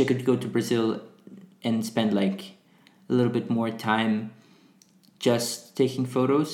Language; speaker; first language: English; non-native, fluent; Portuguese